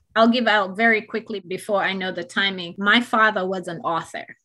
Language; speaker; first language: English; non-native, local second language; Ganda